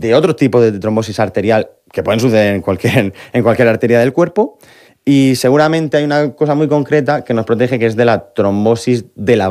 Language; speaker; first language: Spanish; native; Spanish